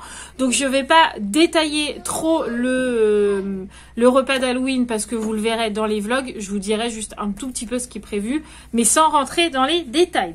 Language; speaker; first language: French; native; French